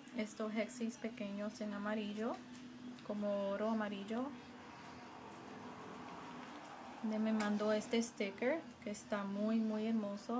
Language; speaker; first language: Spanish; early bilingual, heritage; Spanish